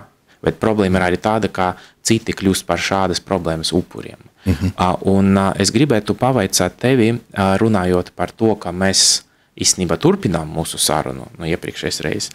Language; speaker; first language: Latvian; non-native, local second language; Russian